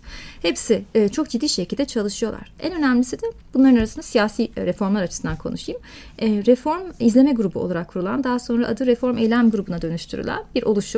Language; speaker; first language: Turkish; native; Turkish